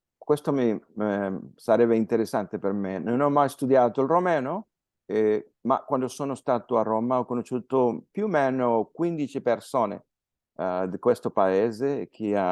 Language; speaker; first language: Italian; non-native, fluent; Spanish